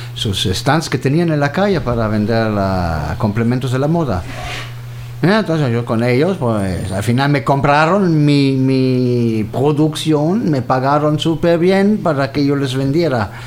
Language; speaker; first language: Spanish; non-native, fluent; German